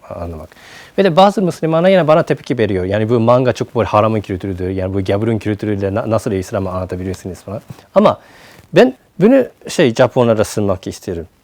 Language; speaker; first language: Turkish; non-native, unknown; Japanese